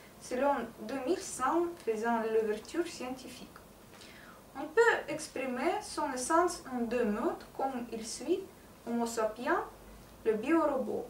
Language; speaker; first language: French; non-native, learner; Russian